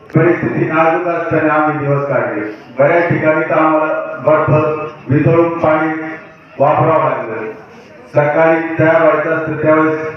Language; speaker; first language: Marathi; native; Marathi